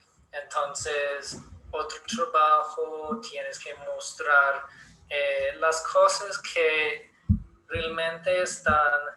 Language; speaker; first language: Spanish; non-native, learner; English